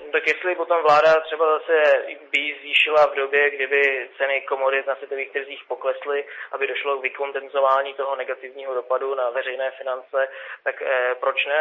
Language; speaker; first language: Czech; native; Czech